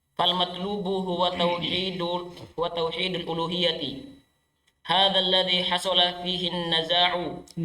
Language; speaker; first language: Arabic; non-native, learner; Indonesian